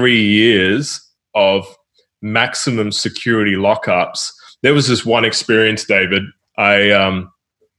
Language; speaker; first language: English; native; English